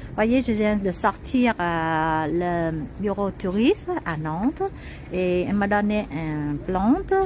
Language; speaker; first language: French; non-native, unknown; Vietnamese